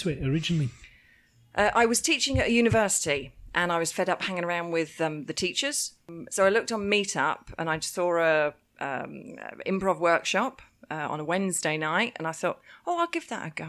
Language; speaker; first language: English; native; English